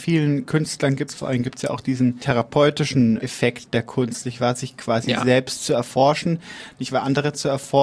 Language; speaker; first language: German; native; German